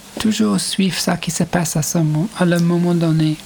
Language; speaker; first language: French; non-native, fluent; English